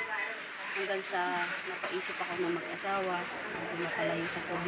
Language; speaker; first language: Filipino; native; Filipino